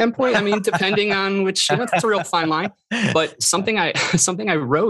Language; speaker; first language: English; native; English